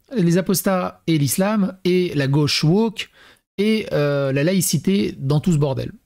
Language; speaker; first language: French; native; French